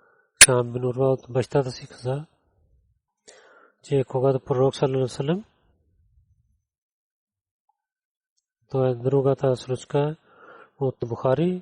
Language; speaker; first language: Bulgarian; non-native, learner; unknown